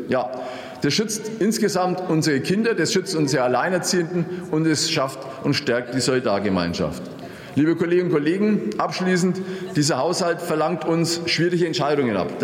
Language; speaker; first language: German; native; German